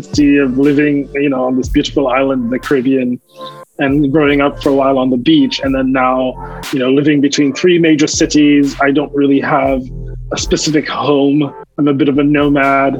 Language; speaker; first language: English; native; English